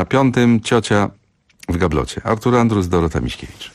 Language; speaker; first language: Polish; native; Polish